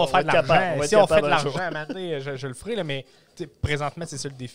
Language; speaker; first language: French; native; French